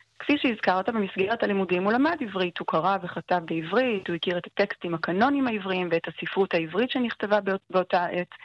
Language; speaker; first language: Hebrew; native; Hebrew